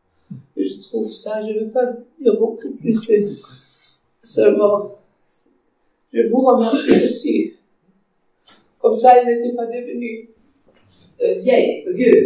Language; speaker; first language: French; non-native, fluent; German